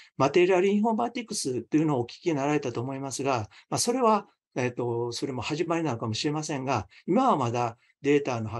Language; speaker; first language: Japanese; native; Japanese